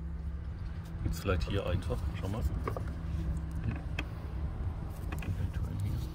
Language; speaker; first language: German; native; German